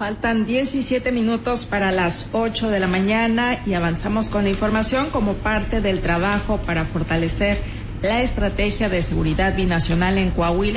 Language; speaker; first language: Spanish; native; Spanish